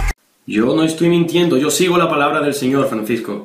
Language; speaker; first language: Spanish; native; Spanish